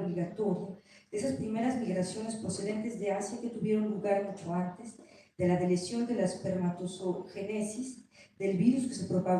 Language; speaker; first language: Spanish; native; Spanish